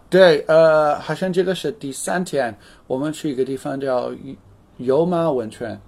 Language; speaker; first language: Chinese; non-native, fluent; English